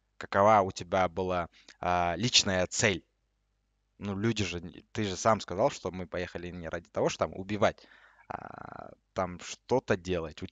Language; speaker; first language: Russian; non-native, local second language; Uzbek